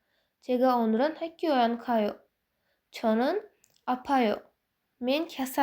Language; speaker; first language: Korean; non-native, fluent; Uzbek